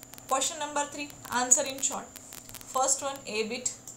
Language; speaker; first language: English; non-native, local second language; Marathi